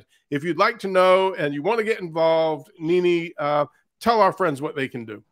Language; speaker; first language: English; native; English